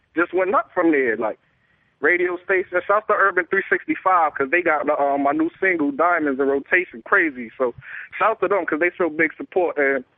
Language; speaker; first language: English; native; English